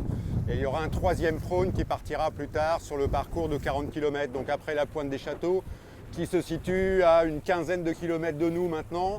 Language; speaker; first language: French; native; French